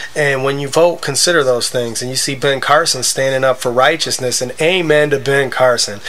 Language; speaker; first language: English; native; English